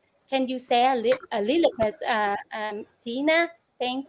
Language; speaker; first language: English; non-native, learner; Vietnamese